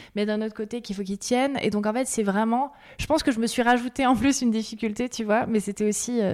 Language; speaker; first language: French; native; French